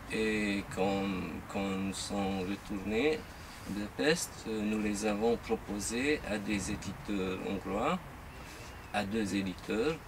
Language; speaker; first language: French; non-native, fluent; Hungarian